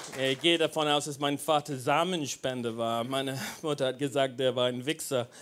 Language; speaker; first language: German; non-native, fluent; English